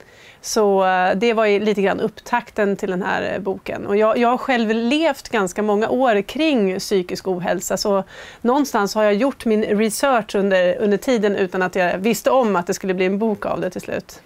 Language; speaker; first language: Swedish; native; Swedish